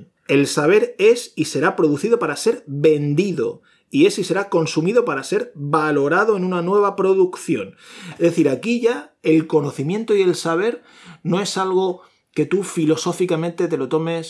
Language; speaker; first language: Spanish; native; Spanish